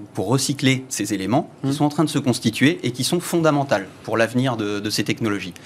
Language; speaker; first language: French; native; French